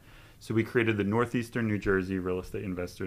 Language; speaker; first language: English; native; English